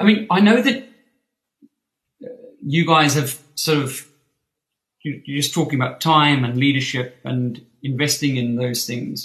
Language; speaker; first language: English; native; English